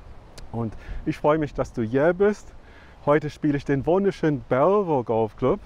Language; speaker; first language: German; non-native, fluent; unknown